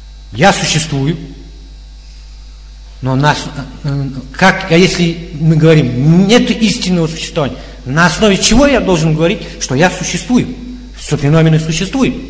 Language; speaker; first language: Russian; native; Russian